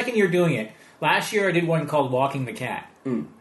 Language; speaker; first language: English; native; English